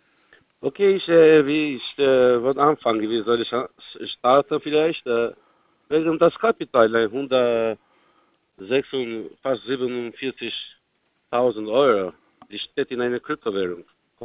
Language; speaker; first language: German; non-native, fluent; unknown